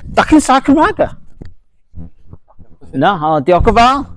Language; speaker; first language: Welsh; non-native, learner; Cantonese